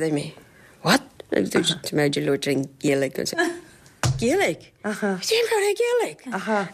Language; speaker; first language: Irish; non-native, fluent; Portuguese